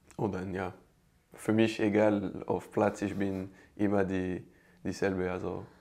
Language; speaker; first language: German; non-native, learner; French